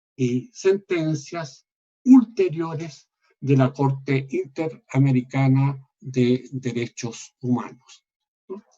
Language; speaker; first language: Spanish; native; Spanish